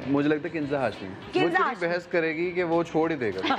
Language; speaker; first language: Urdu; native; Urdu